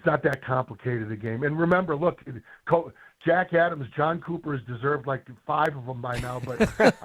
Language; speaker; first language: English; native; English